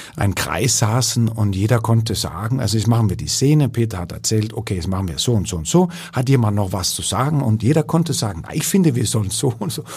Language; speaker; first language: German; non-native, fluent; Danish